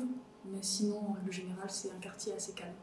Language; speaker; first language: French; non-native, local second language; Malagasy